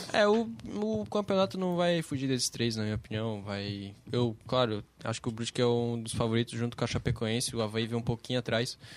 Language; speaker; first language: Portuguese; native; Portuguese